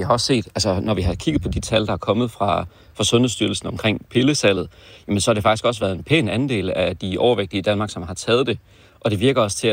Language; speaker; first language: Danish; native; Danish